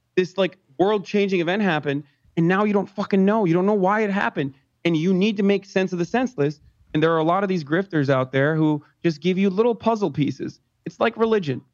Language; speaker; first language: English; non-native, fluent; Turkish